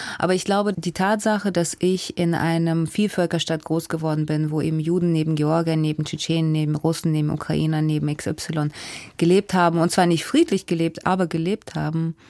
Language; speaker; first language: German; early bilingual, other home language; Russian